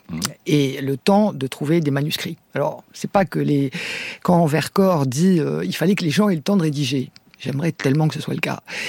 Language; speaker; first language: French; native; French